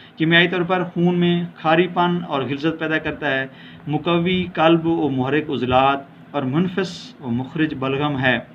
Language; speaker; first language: Urdu; non-native, local second language; Punjabi